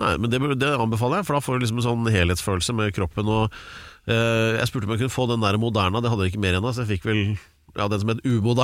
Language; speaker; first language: Norwegian; native; Norwegian